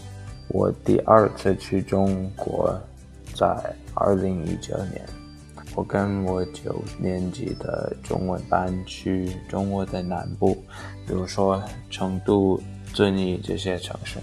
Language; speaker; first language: Chinese; non-native, fluent; English